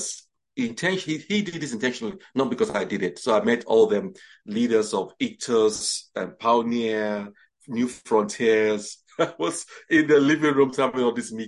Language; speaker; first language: English; non-native, local second language; Yoruba